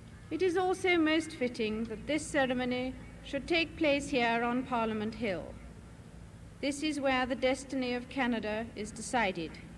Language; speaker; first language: English; early bilingual, other home language; French